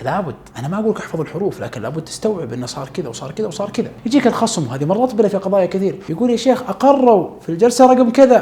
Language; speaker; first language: Arabic; native; Arabic